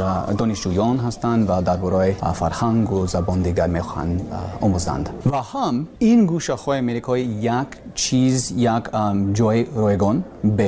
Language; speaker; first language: Persian; non-native, learner; English